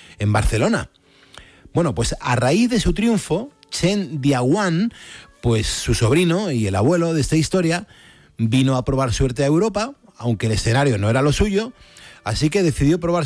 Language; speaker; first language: Spanish; native; Spanish